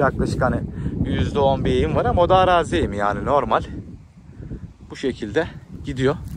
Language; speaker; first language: Turkish; native; Turkish